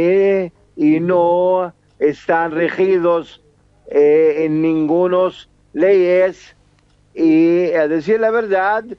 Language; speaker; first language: Spanish; non-native, fluent; Arabic